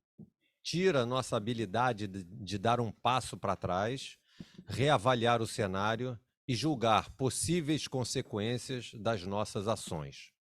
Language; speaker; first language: Portuguese; native; Portuguese